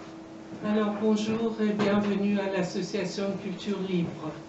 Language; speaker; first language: French; non-native, fluent; Persian